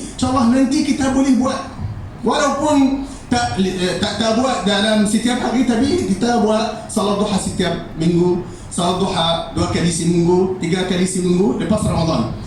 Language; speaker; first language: Malay; non-native, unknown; Arabic